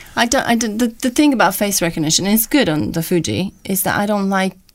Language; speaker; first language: English; non-native, fluent; Romanian